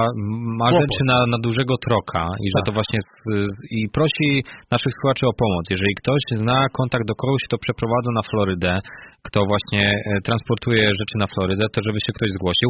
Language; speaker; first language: Polish; native; Polish